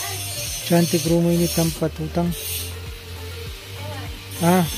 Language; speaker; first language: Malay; non-native, fluent; Urdu